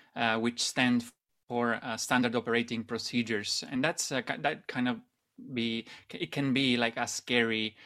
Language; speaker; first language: English; non-native, fluent; Italian